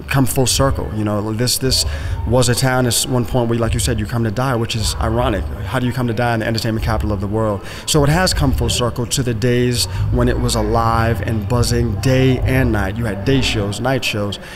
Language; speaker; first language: English; native; English